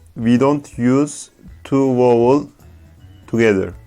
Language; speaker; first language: English; non-native, fluent; Turkish